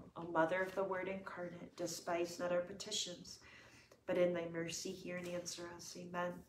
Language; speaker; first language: English; native; English